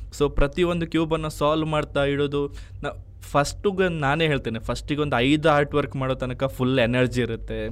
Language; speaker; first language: Kannada; native; Kannada